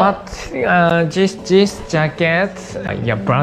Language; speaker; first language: English; non-native, learner; Japanese